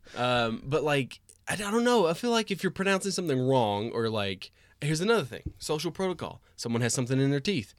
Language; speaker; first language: English; native; English